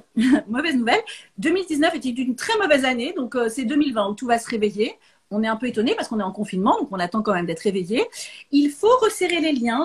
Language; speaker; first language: French; native; French